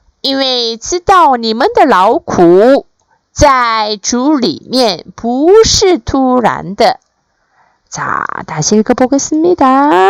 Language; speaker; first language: Chinese; non-native, fluent; Korean